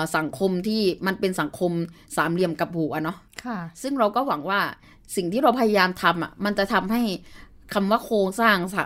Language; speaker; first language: Thai; early bilingual, other home language; Burmese